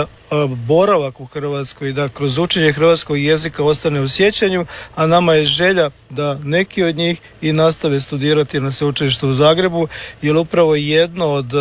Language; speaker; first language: Serbian; native; Serbian